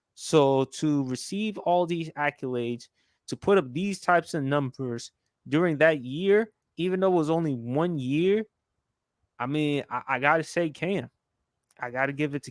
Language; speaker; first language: English; native; English